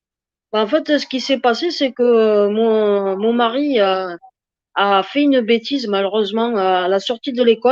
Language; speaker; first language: French; native; French